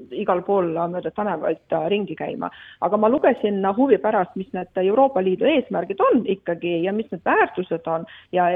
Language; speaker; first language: Estonian; non-native, local second language; Russian